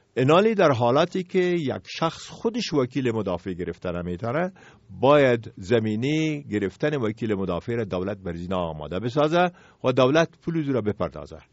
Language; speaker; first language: Persian; native; Persian